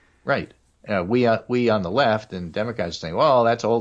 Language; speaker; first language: English; native; English